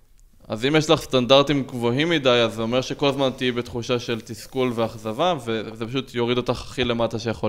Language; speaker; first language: Hebrew; native; Hebrew